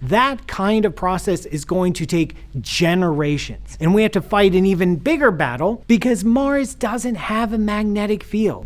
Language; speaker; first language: English; native; English